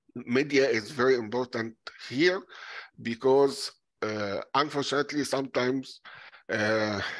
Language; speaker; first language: English; non-native, fluent; Arabic